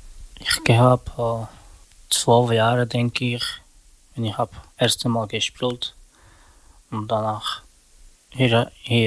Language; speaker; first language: German; non-native, learner; Slovak